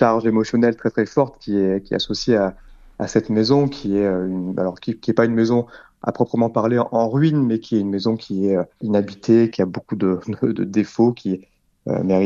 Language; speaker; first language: French; native; French